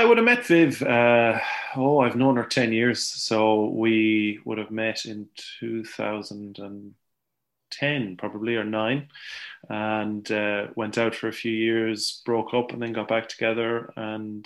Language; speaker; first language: English; native; English